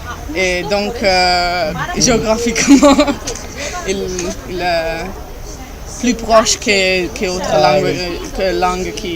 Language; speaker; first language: French; non-native, learner; Italian